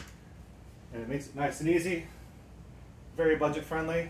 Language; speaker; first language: English; native; English